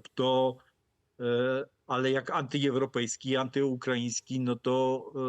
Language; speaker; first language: Polish; non-native, fluent; Ukrainian